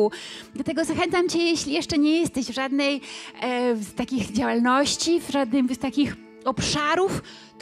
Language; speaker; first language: Polish; native; Polish